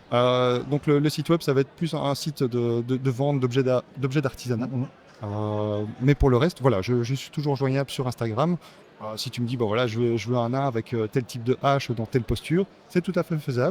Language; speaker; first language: French; native; French